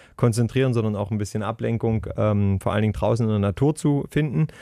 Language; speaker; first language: German; native; German